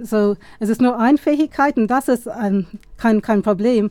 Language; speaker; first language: German; non-native, fluent; English